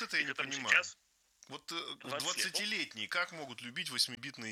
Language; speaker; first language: Russian; native; Russian